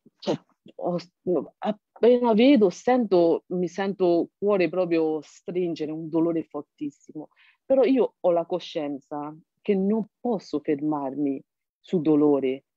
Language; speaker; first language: Italian; non-native, fluent; Burmese